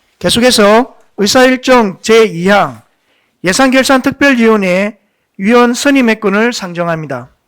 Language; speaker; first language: Korean; native; Korean